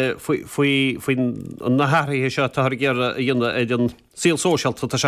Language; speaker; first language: Irish; native; Irish